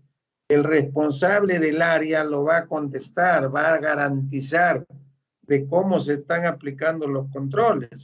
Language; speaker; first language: Spanish; native; Spanish